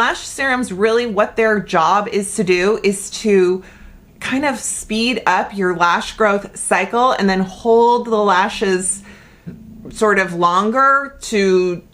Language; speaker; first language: English; native; English